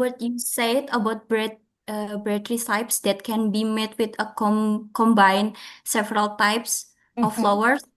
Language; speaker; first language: English; non-native, fluent; Indonesian